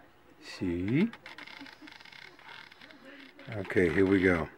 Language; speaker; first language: English; native; English